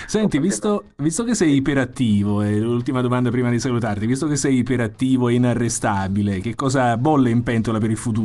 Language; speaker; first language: Italian; native; Italian